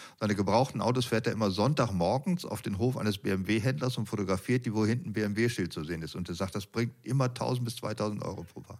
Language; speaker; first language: German; native; German